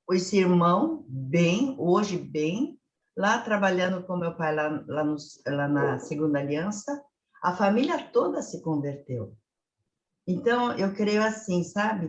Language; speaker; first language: Portuguese; early bilingual, other home language; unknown